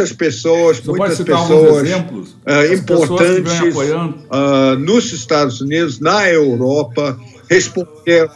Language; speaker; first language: Portuguese; non-native, fluent; English